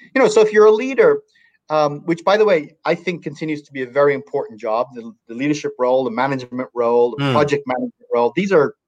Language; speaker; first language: English; native; English